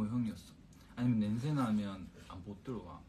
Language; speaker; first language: Korean; non-native, fluent; Chinese